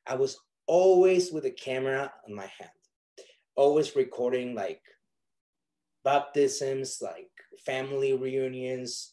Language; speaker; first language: English; non-native, fluent; Spanish